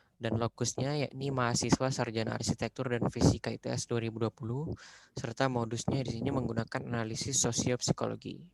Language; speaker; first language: Indonesian; native; Indonesian